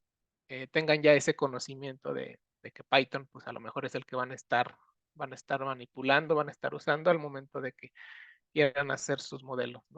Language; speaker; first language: Spanish; native; Spanish